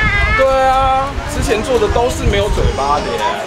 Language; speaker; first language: Chinese; native; Chinese